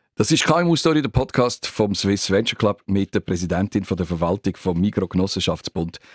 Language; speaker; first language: German; native; German